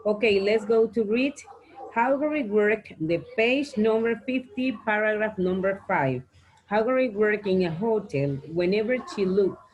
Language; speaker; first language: English; non-native, learner; Spanish